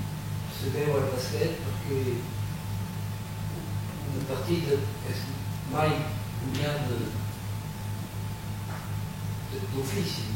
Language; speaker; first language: Catalan; non-native, local second language; French